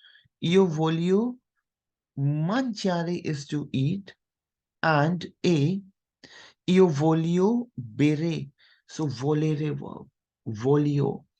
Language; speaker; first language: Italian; non-native, fluent; Hindi